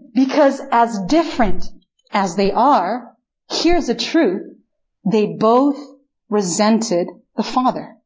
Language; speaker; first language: English; non-native, fluent; Spanish